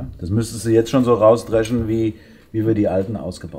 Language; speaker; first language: German; native; German